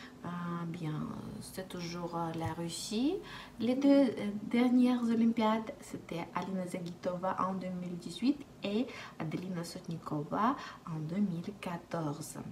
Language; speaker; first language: French; non-native, fluent; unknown